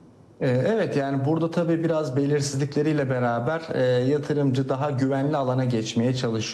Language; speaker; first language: Turkish; native; Turkish